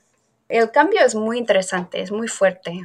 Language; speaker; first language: Spanish; non-native, fluent; English